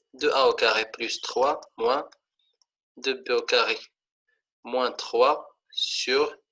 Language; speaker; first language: French; non-native, local second language; Arabic